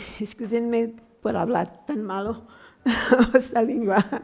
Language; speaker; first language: Spanish; non-native, learner; Portuguese